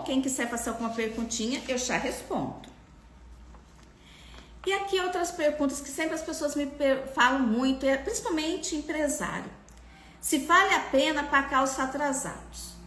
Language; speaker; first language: Portuguese; native; Portuguese